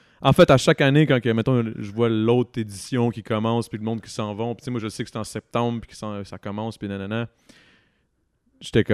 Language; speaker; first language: French; native; French